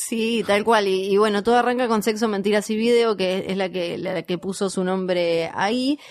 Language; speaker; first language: Spanish; native; Spanish